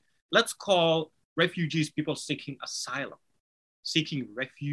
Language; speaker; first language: English; non-native, fluent; Somali